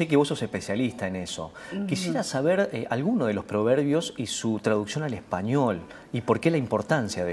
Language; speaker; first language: Spanish; native; Spanish